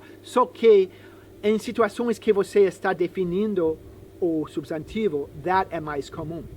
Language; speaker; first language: Portuguese; non-native, fluent; English